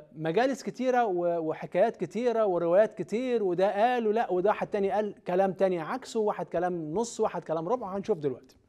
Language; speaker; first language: Arabic; native; Arabic